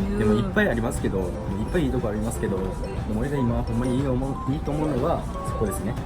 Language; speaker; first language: Japanese; native; Japanese